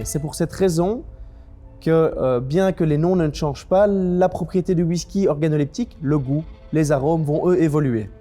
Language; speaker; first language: French; native; French